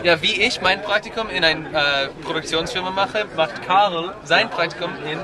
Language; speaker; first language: German; non-native, fluent; English